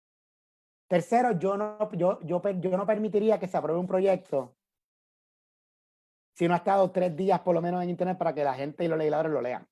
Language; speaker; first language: Spanish; native; Spanish